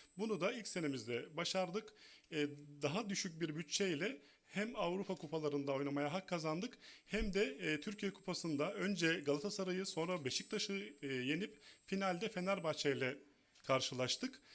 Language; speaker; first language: Turkish; native; Turkish